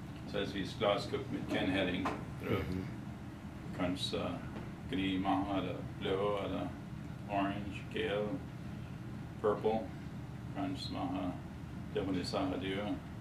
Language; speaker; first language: English; early bilingual, other home language; Pennsylvania German